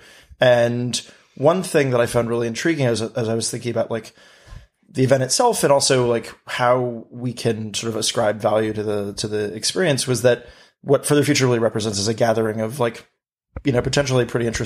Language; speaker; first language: English; native; English